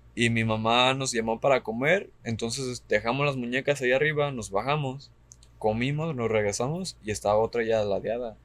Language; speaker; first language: Spanish; early bilingual, heritage; Spanish